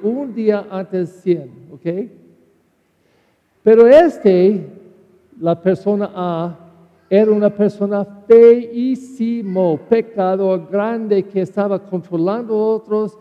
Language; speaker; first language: Spanish; non-native, learner; English